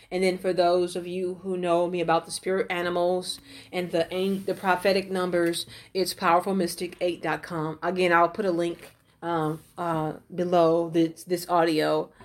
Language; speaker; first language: English; native; English